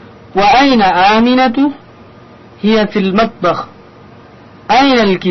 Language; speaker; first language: Arabic; non-native, learner; Indonesian